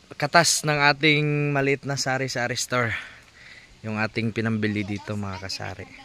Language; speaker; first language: Filipino; non-native, local second language; Masbatenyo